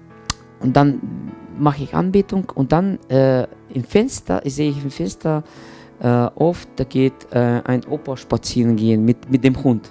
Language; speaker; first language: German; non-native, fluent; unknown